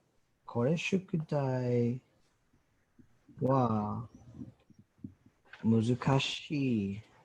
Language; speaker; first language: Japanese; non-native, learner; English